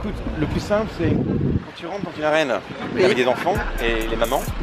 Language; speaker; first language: French; native; French